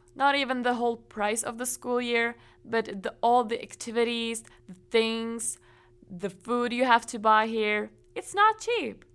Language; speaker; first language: English; non-native, fluent; Czech